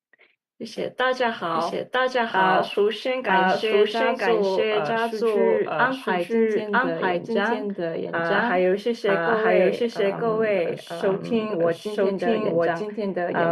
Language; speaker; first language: Chinese; non-native, learner; English